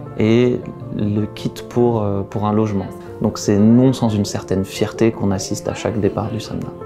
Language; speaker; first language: French; native; French